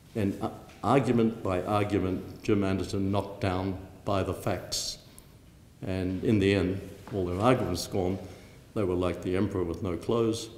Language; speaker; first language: English; native; English